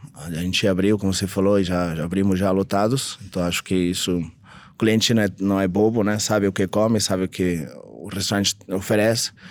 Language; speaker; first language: Portuguese; non-native, fluent; Catalan